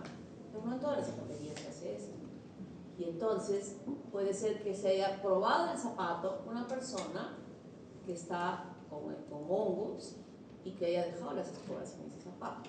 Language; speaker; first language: Spanish; native; Spanish